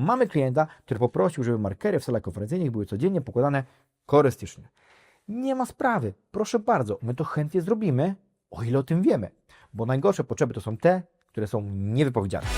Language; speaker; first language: Polish; native; Polish